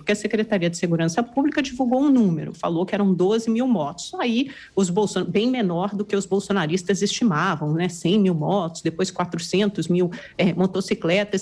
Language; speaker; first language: Portuguese; native; Portuguese